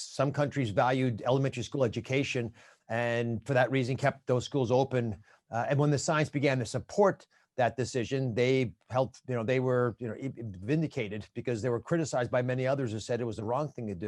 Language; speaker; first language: English; native; English